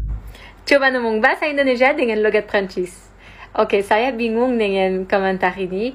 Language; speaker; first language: Indonesian; non-native, fluent; French